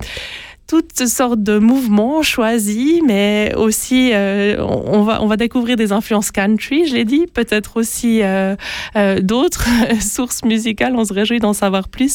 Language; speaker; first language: French; native; French